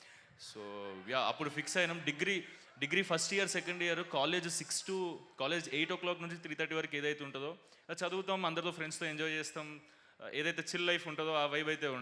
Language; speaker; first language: Telugu; native; Telugu